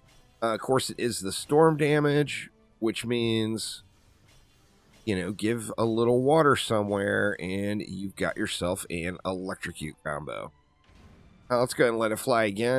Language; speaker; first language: English; native; English